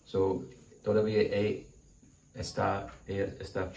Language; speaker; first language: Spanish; non-native, learner; English